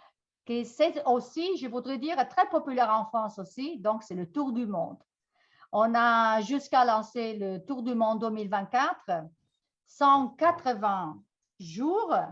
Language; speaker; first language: French; non-native, fluent; Italian